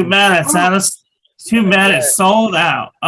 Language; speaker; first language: English; native; English